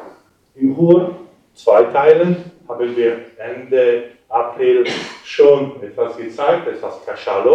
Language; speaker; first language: German; non-native, local second language; Italian